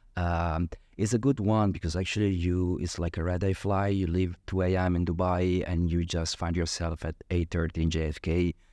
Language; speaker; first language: English; non-native, fluent; Italian